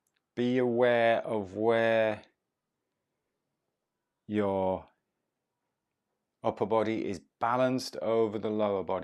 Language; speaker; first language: English; native; English